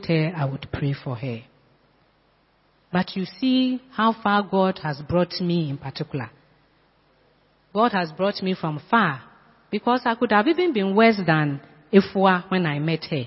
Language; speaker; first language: English; non-native, local second language; Akan